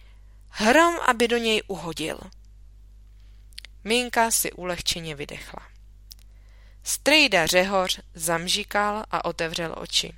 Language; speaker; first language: Czech; native; Czech